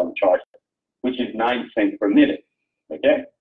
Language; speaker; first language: English; non-native, fluent; Haitian Creole